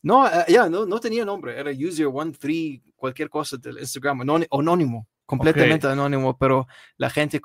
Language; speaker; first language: Spanish; non-native, learner; Arabic